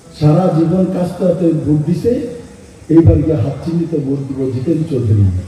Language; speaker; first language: Bangla; native; Bangla